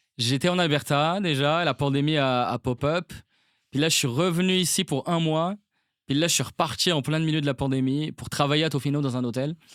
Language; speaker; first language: French; non-native, local second language; Arabic